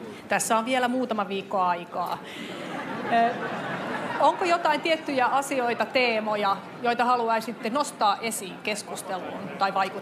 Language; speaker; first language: Finnish; native; Finnish